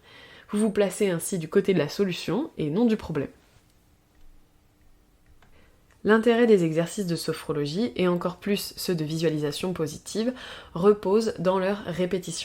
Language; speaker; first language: French; native; French